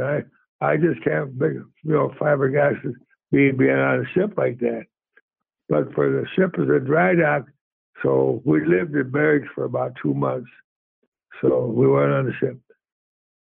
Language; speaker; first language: English; native; English